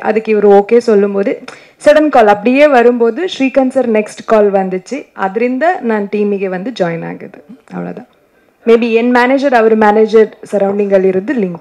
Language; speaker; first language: Tamil; non-native, learner; Kannada